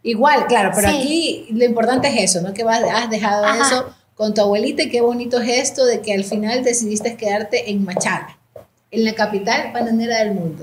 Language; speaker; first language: Spanish; native; Spanish